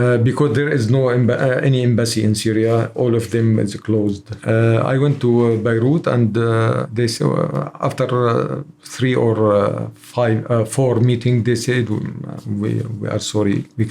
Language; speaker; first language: English; non-native, learner; Arabic